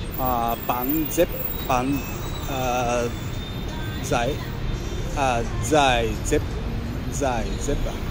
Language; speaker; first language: Vietnamese; non-native, learner; Japanese